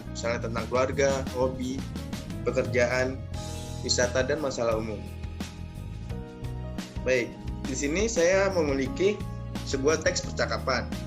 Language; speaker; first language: Indonesian; native; Indonesian